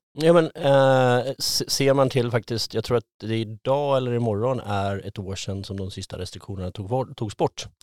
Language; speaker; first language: Swedish; native; Swedish